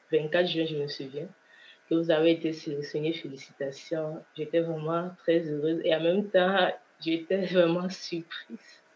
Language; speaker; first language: French; non-native, local second language; Kinyarwanda